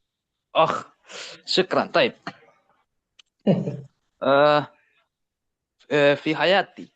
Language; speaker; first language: Arabic; non-native, learner; Indonesian